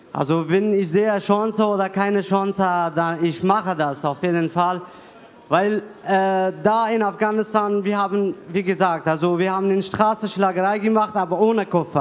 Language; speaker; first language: German; non-native, learner; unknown